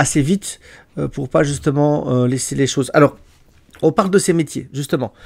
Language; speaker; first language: French; native; French